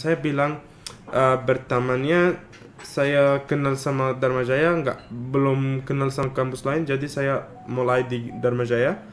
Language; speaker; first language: Indonesian; non-native, fluent; Arabic